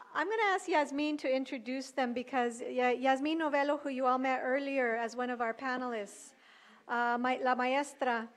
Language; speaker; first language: English; early bilingual, other home language; Spanish